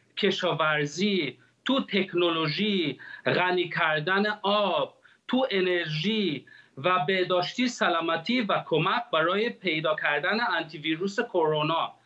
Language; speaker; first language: Persian; early bilingual, heritage; Persian